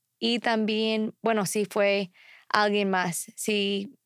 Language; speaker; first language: Spanish; non-native, fluent; English